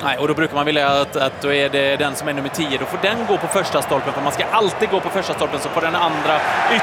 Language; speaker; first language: Swedish; native; Swedish